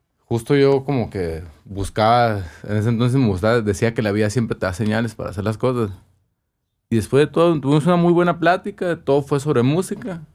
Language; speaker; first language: Spanish; native; Spanish